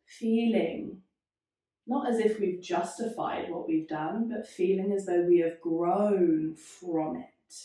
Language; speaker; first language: English; native; English